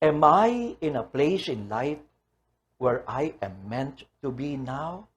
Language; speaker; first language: English; non-native, local second language; Filipino